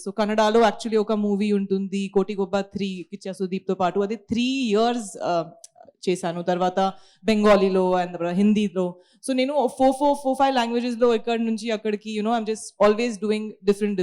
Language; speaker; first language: Telugu; non-native, local second language; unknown